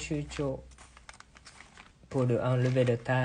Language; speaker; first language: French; non-native, learner; Japanese